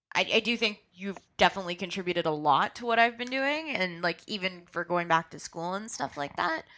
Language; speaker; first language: English; native; English